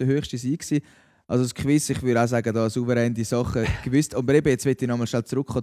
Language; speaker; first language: German; native; German